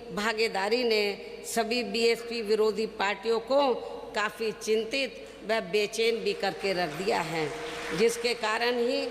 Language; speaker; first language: Hindi; native; Hindi